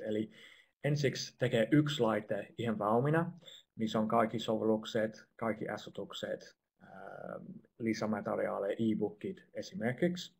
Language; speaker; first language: Finnish; non-native, fluent; English